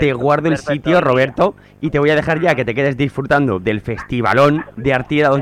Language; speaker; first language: Spanish; native; Spanish